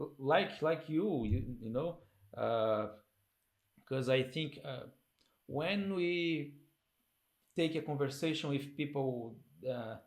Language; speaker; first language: English; non-native, learner; Portuguese